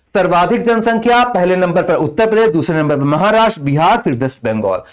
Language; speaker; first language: Hindi; native; Hindi